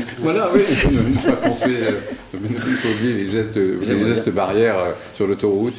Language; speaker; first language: French; native; French